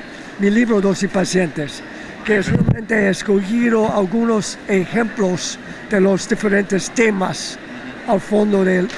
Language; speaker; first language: Spanish; non-native, fluent; English